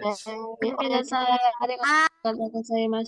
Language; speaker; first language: Japanese; non-native, learner; Indonesian